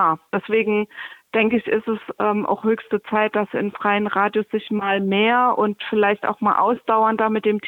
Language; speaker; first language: German; native; German